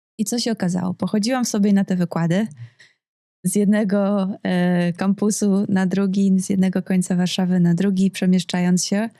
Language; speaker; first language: Polish; native; Polish